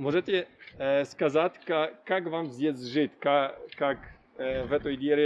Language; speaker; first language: Russian; non-native, learner; Polish